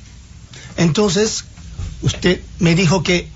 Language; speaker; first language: Spanish; non-native, fluent; Japanese